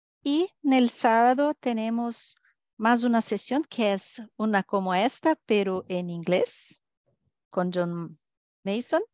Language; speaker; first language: Spanish; non-native, fluent; Portuguese